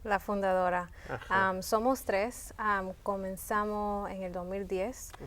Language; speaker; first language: Spanish; early bilingual, heritage; Spanish